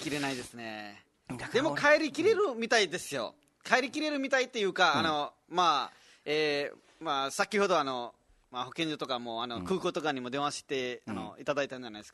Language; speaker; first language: Japanese; non-native, fluent; Nepali